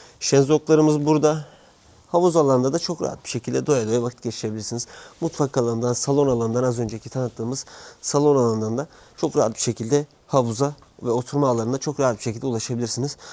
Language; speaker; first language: Turkish; native; Turkish